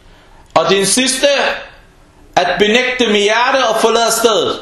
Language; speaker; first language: Danish; early bilingual, other home language; Arabic